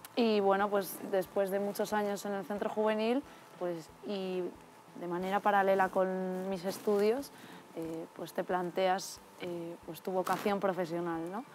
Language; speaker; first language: Spanish; native; Spanish